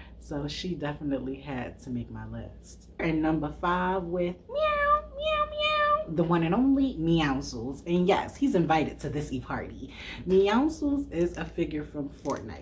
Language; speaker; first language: English; native; English